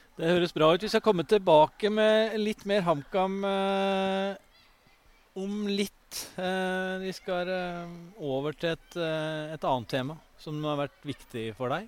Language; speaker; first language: Norwegian; native; Norwegian